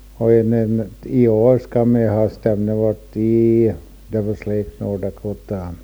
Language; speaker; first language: Norwegian; early bilingual, heritage; Norwegian